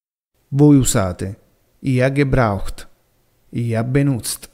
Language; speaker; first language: German; non-native, fluent; Italian